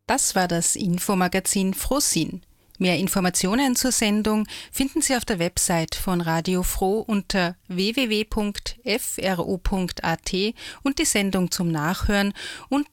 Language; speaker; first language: German; native; German